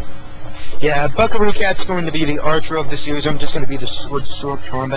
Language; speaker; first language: English; native; English